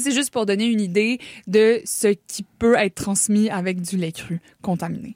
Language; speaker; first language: French; native; French